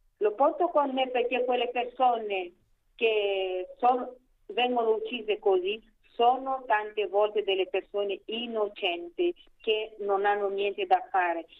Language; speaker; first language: Italian; non-native, fluent; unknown